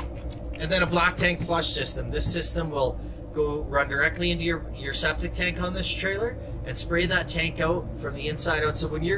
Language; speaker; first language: English; native; English